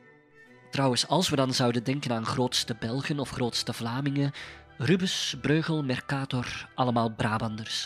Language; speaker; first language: Dutch; native; Dutch